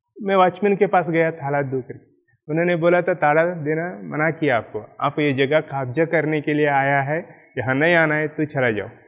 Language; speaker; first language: Hindi; non-native, local second language; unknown